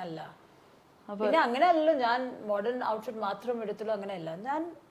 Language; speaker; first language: Malayalam; non-native, local second language; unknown